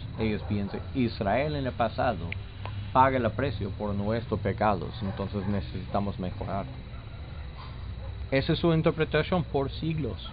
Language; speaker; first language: Spanish; non-native, learner; English